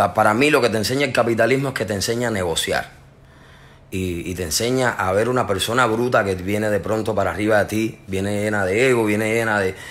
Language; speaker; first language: Spanish; native; Spanish